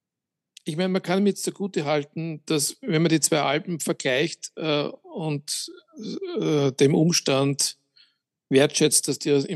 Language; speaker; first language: German; native; German